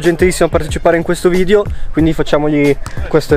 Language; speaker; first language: Italian; native; Italian